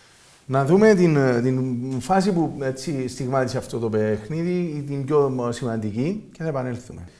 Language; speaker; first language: Greek; native; Greek